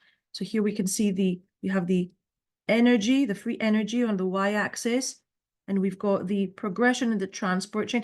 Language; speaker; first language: English; native; English